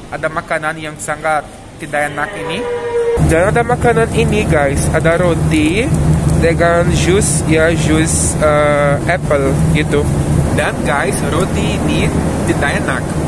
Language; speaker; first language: Indonesian; non-native, fluent; Portuguese